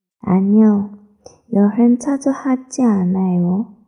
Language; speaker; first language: Korean; non-native, learner; Chinese